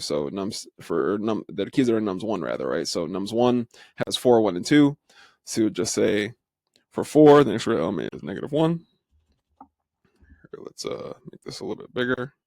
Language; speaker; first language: English; native; English